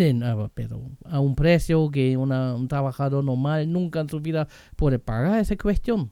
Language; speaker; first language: Spanish; non-native, fluent; German